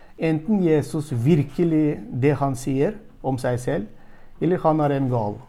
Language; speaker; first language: Norwegian; non-native, fluent; Turkmen